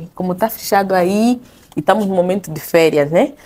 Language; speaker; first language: French; non-native, learner; Portuguese